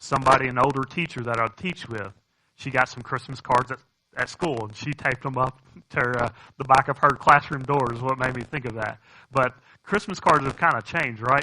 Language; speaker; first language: English; native; English